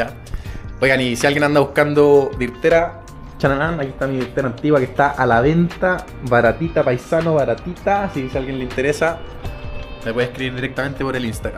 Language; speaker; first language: Spanish; native; Spanish